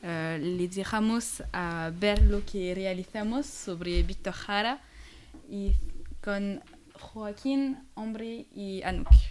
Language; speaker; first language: Spanish; non-native, learner; French